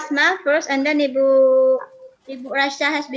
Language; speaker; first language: English; non-native, fluent; Indonesian